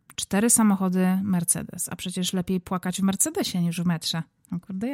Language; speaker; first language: Polish; native; Polish